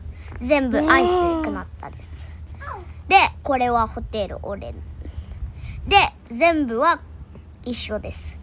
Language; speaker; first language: Japanese; non-native, learner; Indonesian